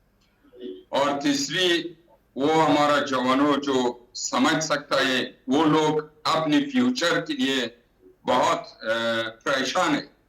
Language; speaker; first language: Hindi; non-native, learner; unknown